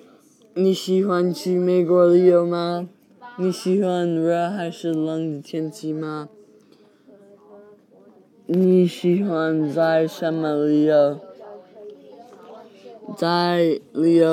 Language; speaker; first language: Chinese; non-native, learner; English